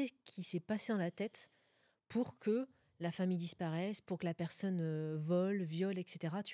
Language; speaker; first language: French; native; French